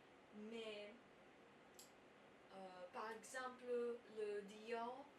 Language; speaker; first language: French; non-native, learner; English